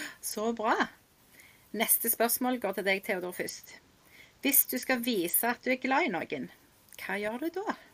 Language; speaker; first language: Norwegian; native; Norwegian